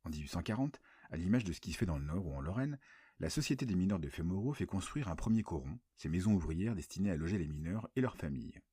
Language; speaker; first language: French; native; French